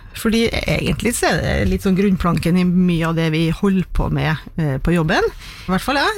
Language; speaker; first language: Norwegian; native; Norwegian